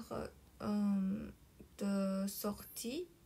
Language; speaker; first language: French; non-native, fluent; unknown